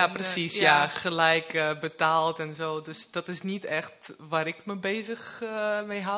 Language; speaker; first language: Dutch; non-native, fluent; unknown